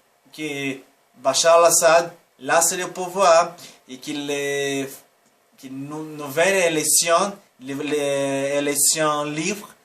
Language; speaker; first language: French; non-native, learner; Portuguese